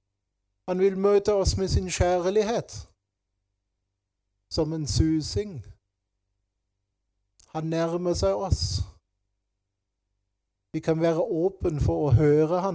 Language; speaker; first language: Norwegian; non-native, fluent; German